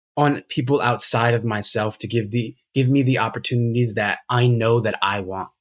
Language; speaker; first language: English; native; English